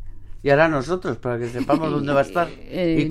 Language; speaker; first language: Spanish; native; Spanish